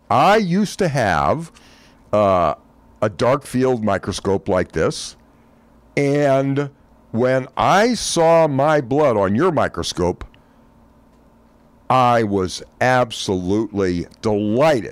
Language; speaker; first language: English; native; English